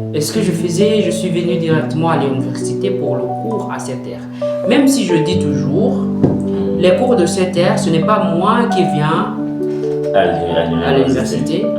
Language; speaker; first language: French; non-native, learner; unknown